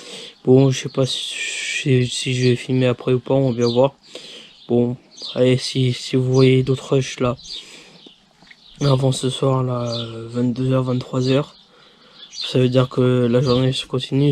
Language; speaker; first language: French; native; French